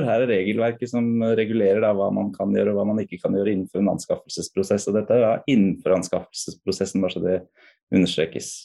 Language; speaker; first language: Norwegian; native; Norwegian